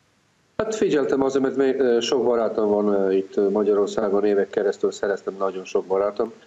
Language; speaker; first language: Hungarian; non-native, fluent; Serbian